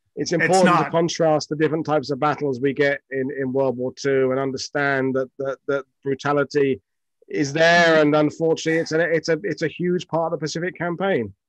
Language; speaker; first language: English; native; English